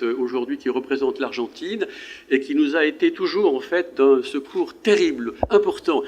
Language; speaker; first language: French; native; French